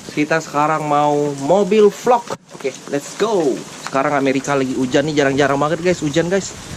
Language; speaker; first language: Indonesian; native; Indonesian